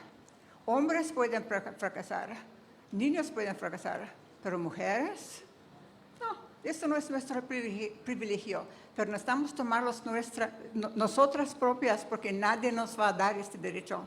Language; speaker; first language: Spanish; non-native, fluent; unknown